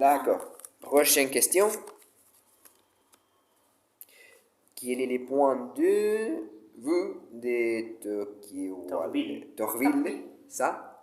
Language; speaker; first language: French; non-native, learner; Spanish